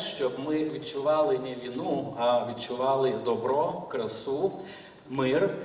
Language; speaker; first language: Ukrainian; non-native, learner; Lithuanian